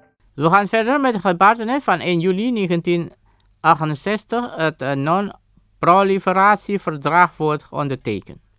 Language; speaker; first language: Dutch; non-native, fluent; Indonesian